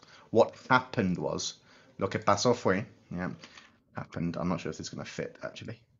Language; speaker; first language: English; native; English